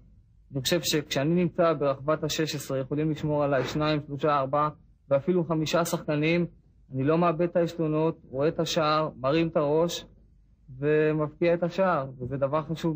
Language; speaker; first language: Hebrew; native; Hebrew